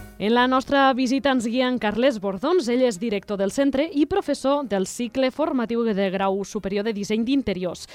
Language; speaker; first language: Catalan; native; Catalan